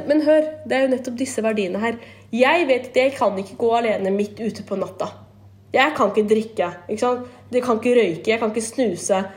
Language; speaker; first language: Norwegian; early bilingual, other home language; Kurdish